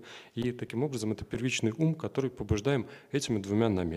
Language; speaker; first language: Russian; native; Russian